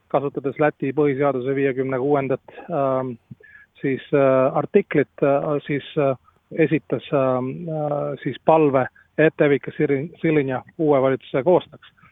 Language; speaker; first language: Estonian; non-native, fluent; Latvian